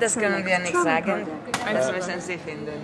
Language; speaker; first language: German; non-native, fluent; Greek